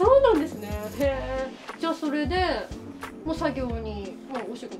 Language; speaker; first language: Japanese; native; Japanese